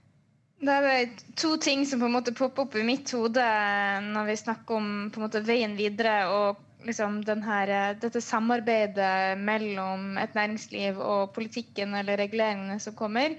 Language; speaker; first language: Norwegian; native; Norwegian